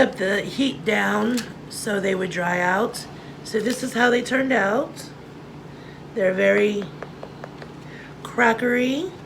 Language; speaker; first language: English; native; English